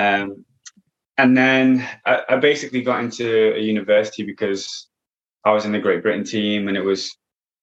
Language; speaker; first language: English; native; English